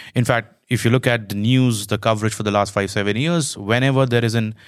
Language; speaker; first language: English; non-native, local second language; Hindi